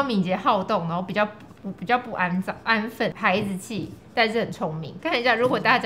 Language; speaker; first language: Chinese; native; Chinese